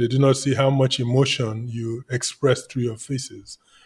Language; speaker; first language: English; non-native, local second language; Igbo